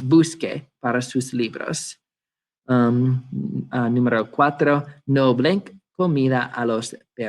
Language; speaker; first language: Spanish; non-native, fluent; English